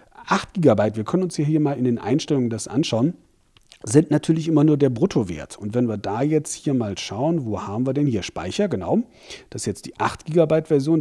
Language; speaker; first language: German; native; German